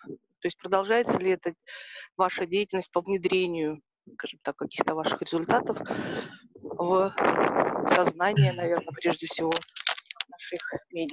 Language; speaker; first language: Russian; native; Russian